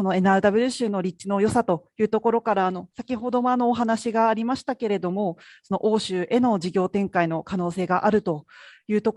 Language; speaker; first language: Japanese; native; Japanese